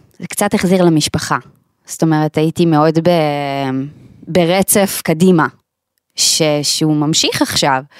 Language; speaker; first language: Hebrew; native; Hebrew